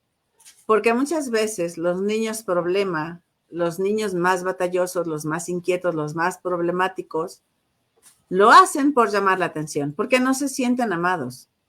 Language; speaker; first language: Spanish; native; Spanish